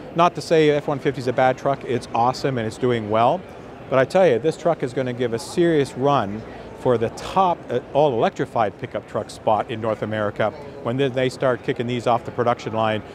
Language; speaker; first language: English; native; English